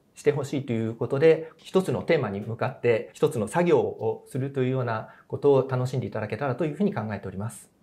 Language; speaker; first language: Japanese; native; Japanese